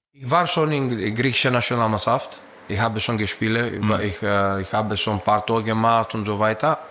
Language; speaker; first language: German; non-native, learner; Greek